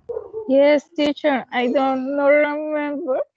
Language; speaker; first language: English; non-native, learner; Spanish